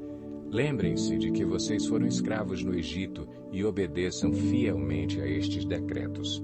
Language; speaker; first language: Portuguese; native; Portuguese